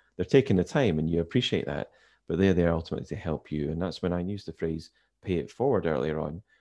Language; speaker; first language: English; native; English